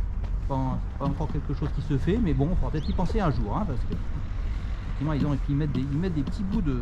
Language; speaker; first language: French; native; French